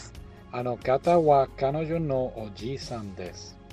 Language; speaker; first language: Japanese; non-native, learner; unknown